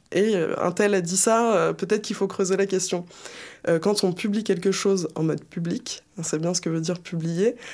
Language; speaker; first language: French; native; French